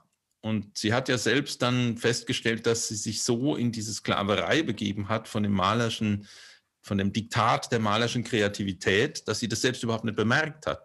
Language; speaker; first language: German; native; German